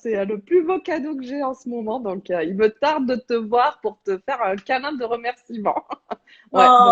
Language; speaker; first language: French; native; French